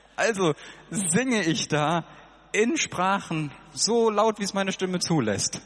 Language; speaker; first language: German; native; German